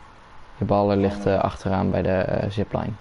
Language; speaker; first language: Dutch; native; Dutch